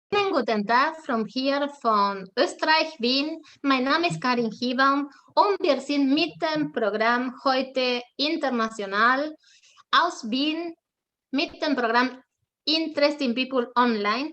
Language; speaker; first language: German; non-native, fluent; Spanish